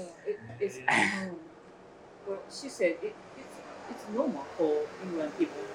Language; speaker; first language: English; non-native, learner; Japanese